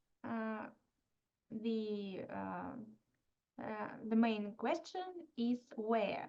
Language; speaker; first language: English; non-native, fluent; Russian